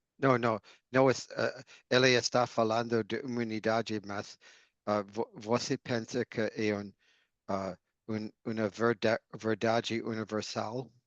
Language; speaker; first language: Portuguese; non-native, learner; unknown